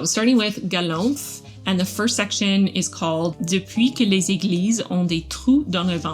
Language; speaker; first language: French; non-native, learner; English